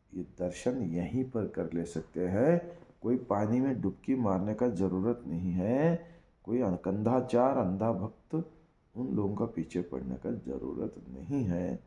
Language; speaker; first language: Hindi; non-native, local second language; Kannada